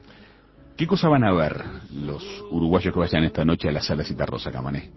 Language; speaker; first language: Spanish; native; Spanish